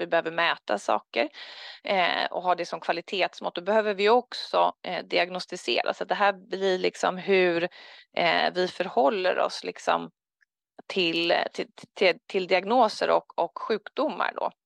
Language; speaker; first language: Swedish; native; Swedish